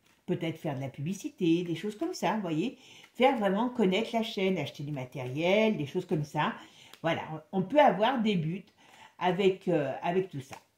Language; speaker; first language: French; native; French